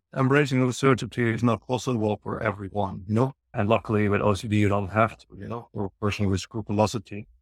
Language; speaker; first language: English; non-native, fluent; Dutch